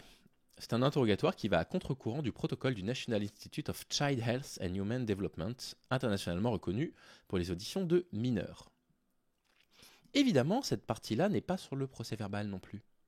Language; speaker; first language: French; native; French